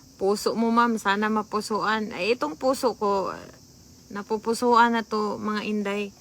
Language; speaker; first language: Filipino; non-native, local second language; Cebuano